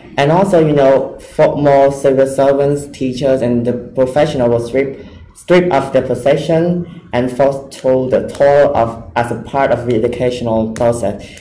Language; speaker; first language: English; non-native, fluent; Khmer